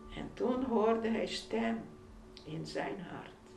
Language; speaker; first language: Dutch; non-native, fluent; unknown